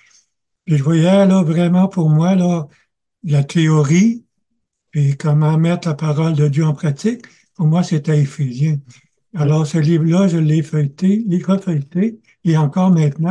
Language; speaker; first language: French; native; French